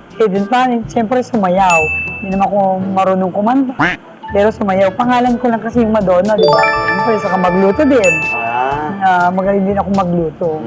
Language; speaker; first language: Filipino; non-native, local second language; Pangasinan